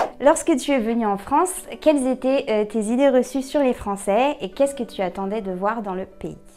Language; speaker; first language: French; native; French